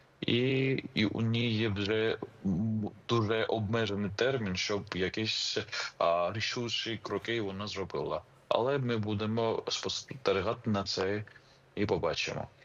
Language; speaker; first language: Ukrainian; non-native, fluent; Georgian